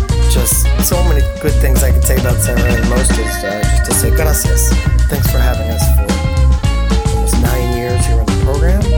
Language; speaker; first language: English; native; English